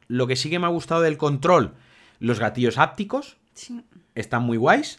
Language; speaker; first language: Spanish; native; Spanish